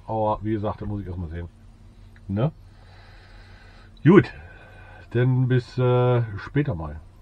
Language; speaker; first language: German; native; German